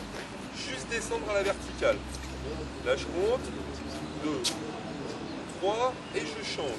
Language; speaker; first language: French; native; French